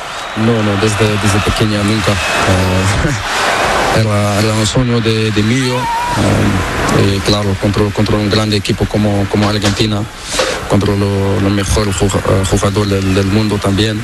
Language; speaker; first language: Spanish; non-native, learner; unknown